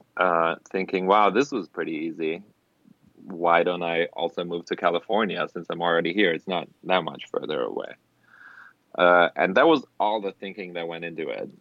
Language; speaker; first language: English; non-native, fluent; German